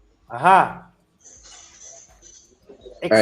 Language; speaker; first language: Spanish; non-native, fluent; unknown